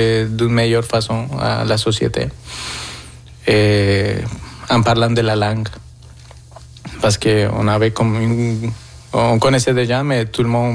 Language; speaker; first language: French; non-native, fluent; Spanish